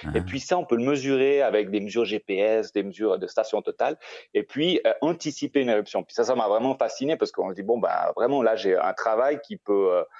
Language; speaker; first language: French; native; French